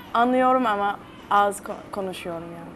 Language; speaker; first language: Turkish; non-native, learner; French